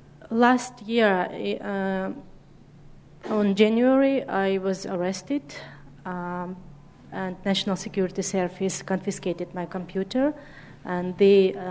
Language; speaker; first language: English; non-native, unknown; Uzbek